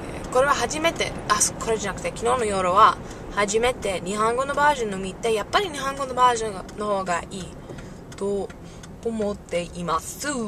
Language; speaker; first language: Japanese; non-native, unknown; English